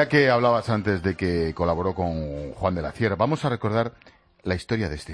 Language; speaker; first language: Spanish; native; Spanish